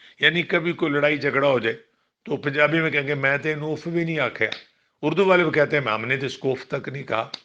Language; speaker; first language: Urdu; non-native, local second language; Punjabi